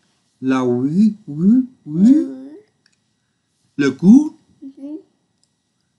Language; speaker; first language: French; non-native, learner; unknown